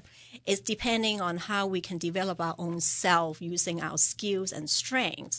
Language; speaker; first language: English; non-native, local second language; Cantonese